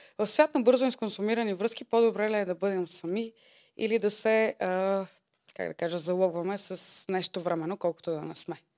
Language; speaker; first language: Bulgarian; native; Bulgarian